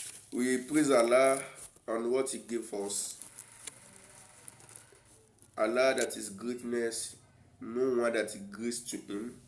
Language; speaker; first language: English; non-native, local second language; Yoruba